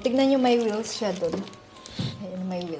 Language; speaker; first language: Filipino; native; Filipino